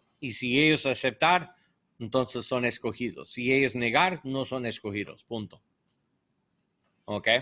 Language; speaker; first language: Spanish; non-native, learner; English